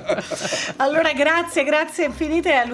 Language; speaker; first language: Italian; native; Italian